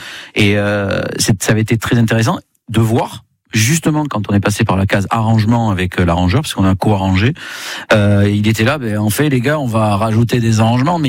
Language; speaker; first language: French; native; French